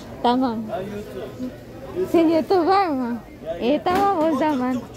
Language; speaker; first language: Turkish; non-native, learner; Cebuano